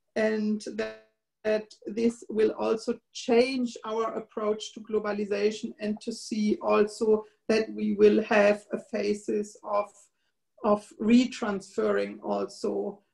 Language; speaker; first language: English; non-native, fluent; German